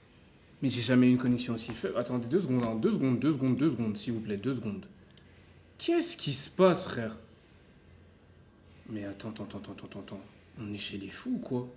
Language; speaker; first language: French; native; French